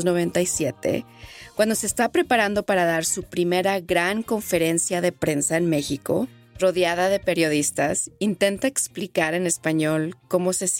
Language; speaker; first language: Spanish; early bilingual, heritage; Spanish